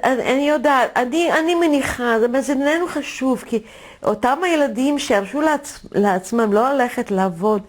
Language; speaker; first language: Hebrew; non-native, fluent; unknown